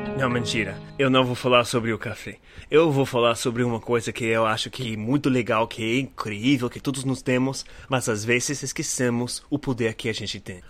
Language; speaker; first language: Portuguese; non-native, learner; English